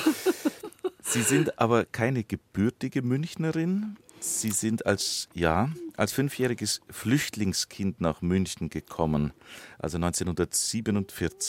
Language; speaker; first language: German; native; German